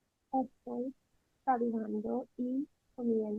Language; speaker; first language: Spanish; non-native, learner; English